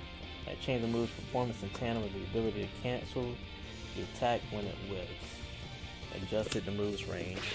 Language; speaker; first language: English; native; English